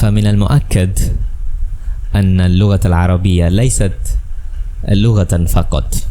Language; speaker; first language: Arabic; non-native, fluent; Bangla